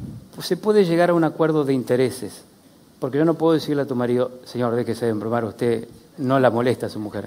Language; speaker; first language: Spanish; native; Spanish